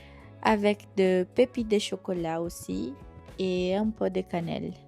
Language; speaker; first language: French; non-native, fluent; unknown